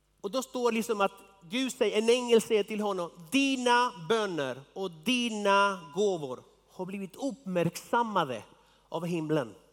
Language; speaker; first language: Swedish; non-native, fluent; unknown